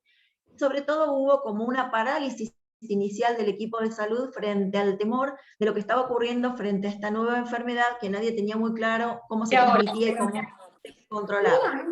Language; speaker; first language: Spanish; native; Spanish